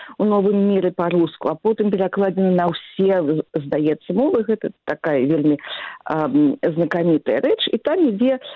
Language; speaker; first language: Belarusian; native; Belarusian